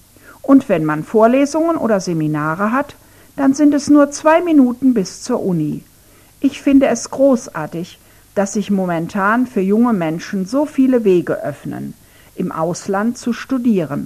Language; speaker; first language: German; non-native, fluent; Ukrainian